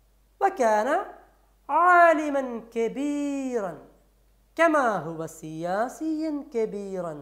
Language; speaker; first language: Arabic; non-native, fluent; Malayalam